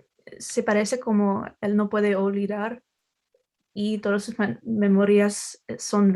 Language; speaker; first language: Spanish; non-native, learner; English